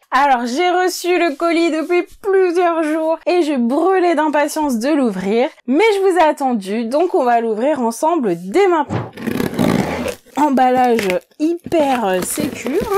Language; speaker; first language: French; native; French